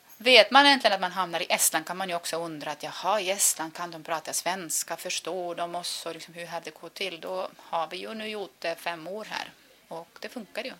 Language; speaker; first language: Swedish; non-native, fluent; Estonian